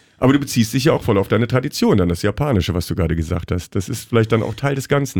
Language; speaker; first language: German; native; German